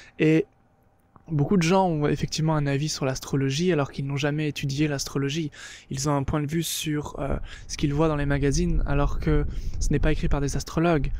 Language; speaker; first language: French; native; French